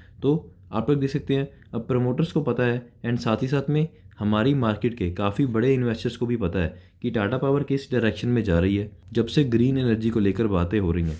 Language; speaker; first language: Hindi; native; Hindi